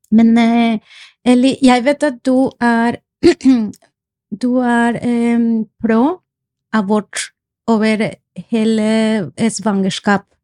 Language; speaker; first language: Norwegian; non-native, fluent; Spanish